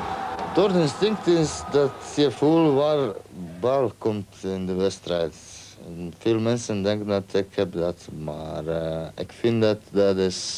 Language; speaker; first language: Dutch; non-native, learner; Croatian